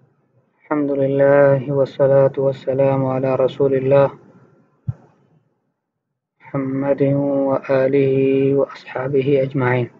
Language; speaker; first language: Arabic; non-native, fluent; Urdu